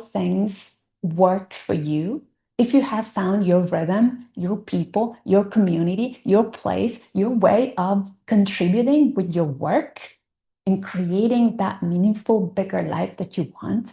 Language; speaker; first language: English; non-native, fluent; Italian